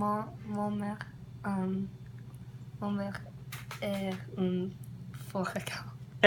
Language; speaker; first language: French; non-native, learner; English